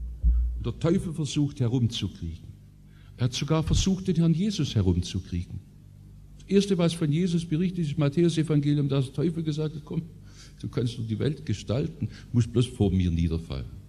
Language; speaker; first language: German; native; German